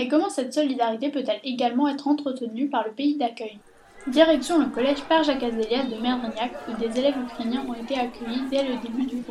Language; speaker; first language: French; native; French